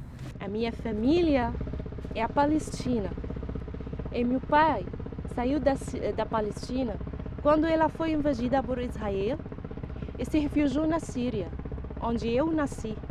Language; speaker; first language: Portuguese; non-native, fluent; Arabic